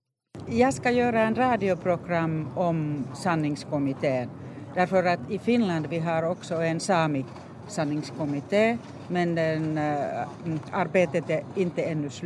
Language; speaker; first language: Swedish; non-native, learner; Finnish